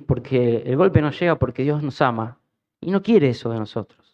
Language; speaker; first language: Spanish; native; Spanish